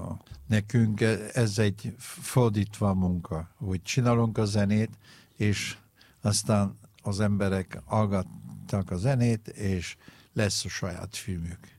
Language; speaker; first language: Hungarian; non-native, fluent; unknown